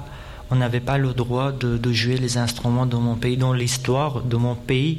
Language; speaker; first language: French; non-native, fluent; Persian